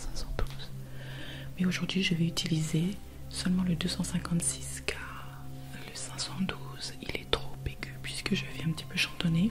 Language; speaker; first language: French; native; French